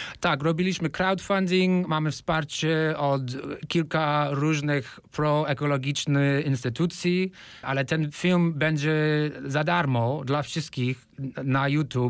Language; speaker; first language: Polish; non-native, fluent; English